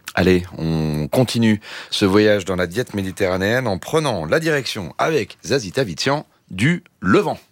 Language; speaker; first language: French; native; French